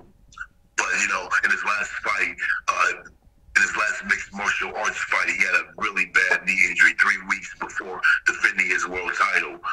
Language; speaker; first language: English; native; English